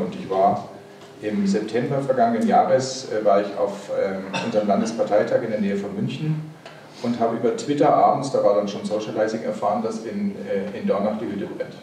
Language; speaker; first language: German; native; German